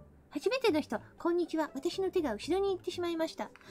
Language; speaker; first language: Japanese; non-native, fluent; English